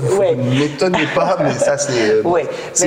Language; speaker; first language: French; native; French